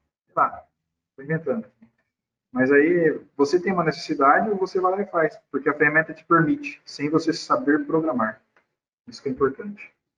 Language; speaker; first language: Portuguese; native; Portuguese